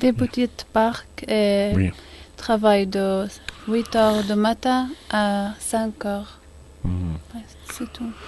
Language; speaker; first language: French; non-native, learner; Arabic